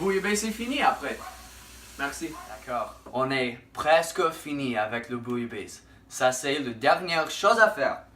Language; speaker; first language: French; non-native, learner; English